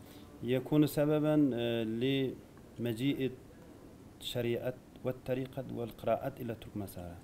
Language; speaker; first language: Arabic; non-native, fluent; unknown